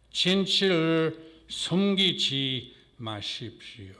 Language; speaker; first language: Korean; non-native, learner; English